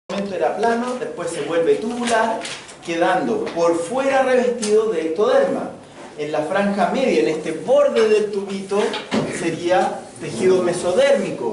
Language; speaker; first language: Spanish; native; Spanish